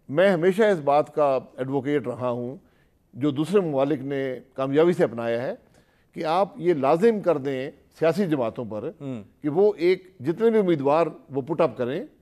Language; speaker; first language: Urdu; non-native, local second language; Punjabi